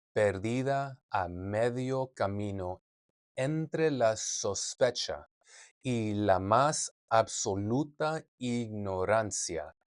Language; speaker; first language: Spanish; non-native, learner; English